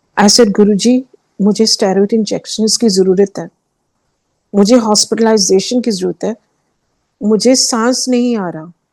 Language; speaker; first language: Hindi; early bilingual, heritage; Hindi